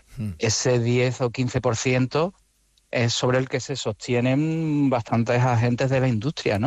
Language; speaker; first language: Spanish; native; Spanish